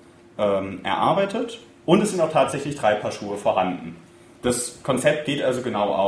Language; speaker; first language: German; native; German